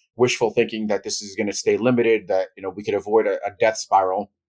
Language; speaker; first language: English; native; English